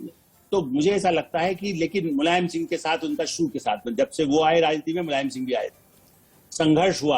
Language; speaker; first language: Hindi; native; Hindi